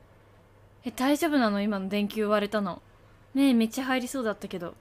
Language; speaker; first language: Japanese; native; Japanese